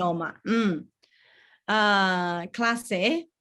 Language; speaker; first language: Spanish; non-native, learner; English